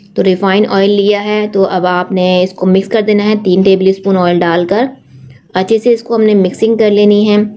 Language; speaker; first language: Urdu; native; Urdu